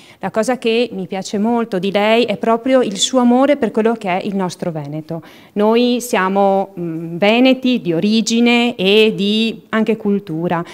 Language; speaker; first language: Italian; native; Italian